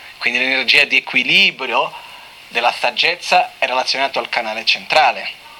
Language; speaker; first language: Italian; non-native, fluent; Portuguese